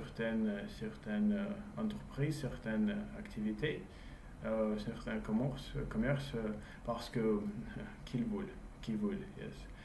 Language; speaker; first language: French; non-native, learner; English